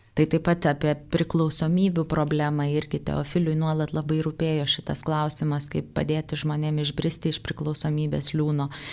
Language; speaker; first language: Lithuanian; native; Lithuanian